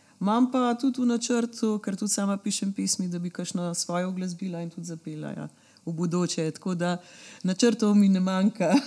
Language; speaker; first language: Slovenian; native; Slovenian